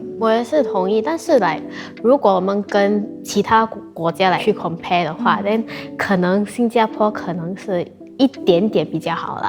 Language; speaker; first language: Chinese; non-native, local second language; English